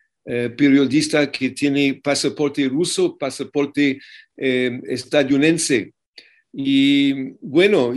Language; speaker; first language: Spanish; non-native, fluent; English